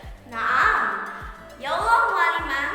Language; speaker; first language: Arabic; non-native, learner; Indonesian